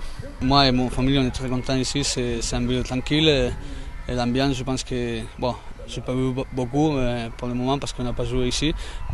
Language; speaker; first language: French; non-native, learner; Spanish